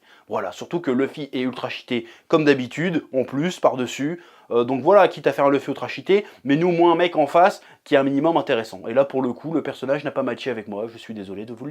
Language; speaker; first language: French; native; French